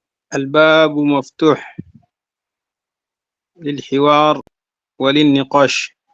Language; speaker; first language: Arabic; non-native, fluent; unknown